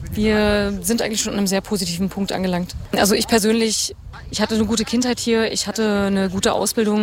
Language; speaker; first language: German; native; German